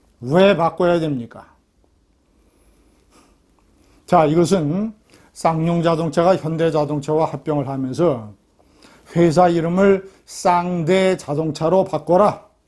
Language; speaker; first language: Korean; native; Korean